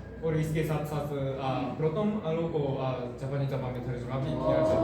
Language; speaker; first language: Hindi; non-native, fluent; Japanese